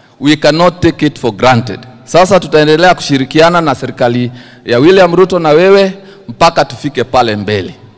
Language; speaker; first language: Swahili; non-native, local second language; Embu